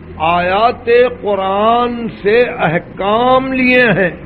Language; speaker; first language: Urdu; native; Urdu